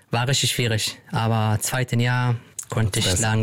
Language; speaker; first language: German; non-native, learner; Arabic